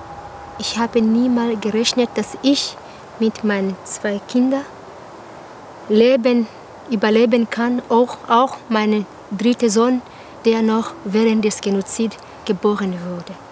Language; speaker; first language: German; non-native, learner; Kinyarwanda